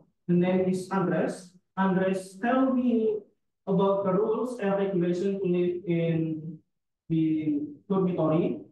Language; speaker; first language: English; non-native, fluent; Indonesian